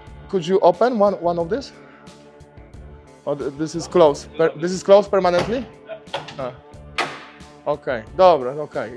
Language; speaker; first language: English; non-native, learner; Polish